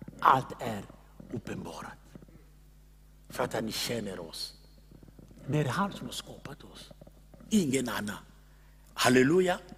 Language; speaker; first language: Swedish; non-native, fluent; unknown